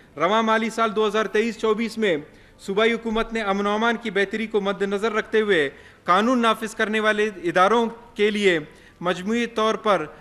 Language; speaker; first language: Urdu; non-native, local second language; Baluchi